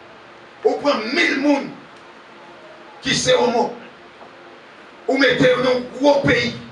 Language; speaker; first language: French; non-native, local second language; Haitian Creole